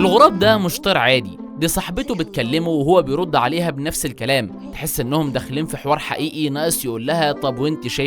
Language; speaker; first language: Arabic; native; Arabic